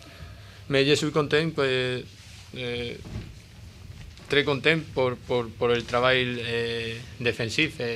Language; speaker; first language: French; non-native, learner; Spanish